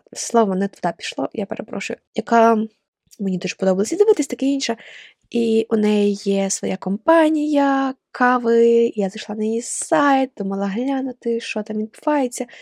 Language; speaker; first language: Ukrainian; non-native, local second language; Russian